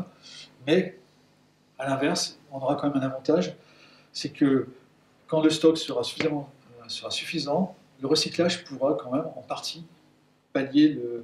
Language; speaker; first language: French; native; French